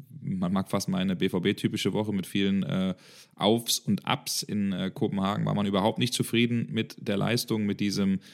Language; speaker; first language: German; native; German